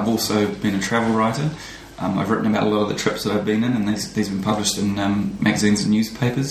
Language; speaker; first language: English; native; English